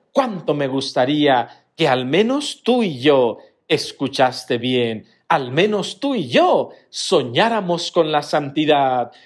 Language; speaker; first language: Spanish; native; Spanish